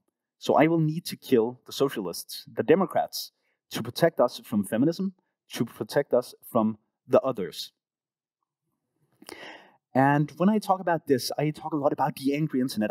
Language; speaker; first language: English; non-native, fluent; Danish